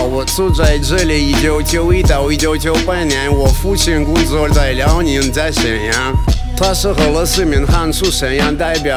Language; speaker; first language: Chinese; non-native, learner; Russian